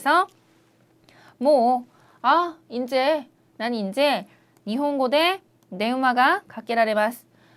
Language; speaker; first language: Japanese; non-native, fluent; Korean